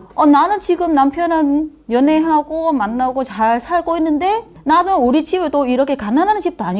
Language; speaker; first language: Korean; non-native, learner; Vietnamese